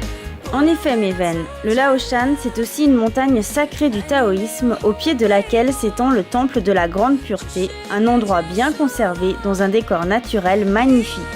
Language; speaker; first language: French; native; French